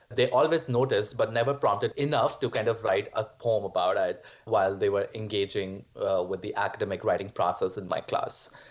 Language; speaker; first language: English; non-native, local second language; Hindi